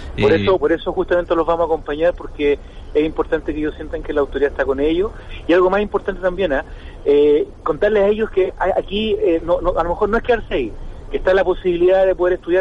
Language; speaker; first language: Spanish; native; Spanish